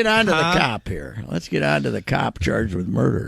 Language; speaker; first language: English; native; English